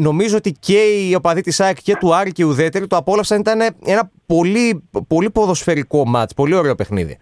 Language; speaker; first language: Greek; native; Greek